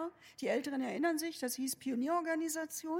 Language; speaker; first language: German; native; German